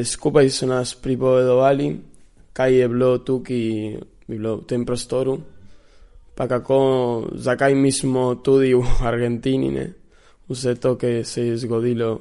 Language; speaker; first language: Slovenian; early bilingual, heritage; Slovenian